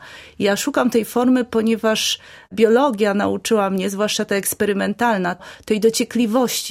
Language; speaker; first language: Polish; native; Polish